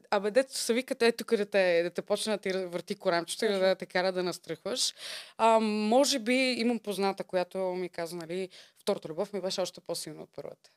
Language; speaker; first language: Bulgarian; native; Bulgarian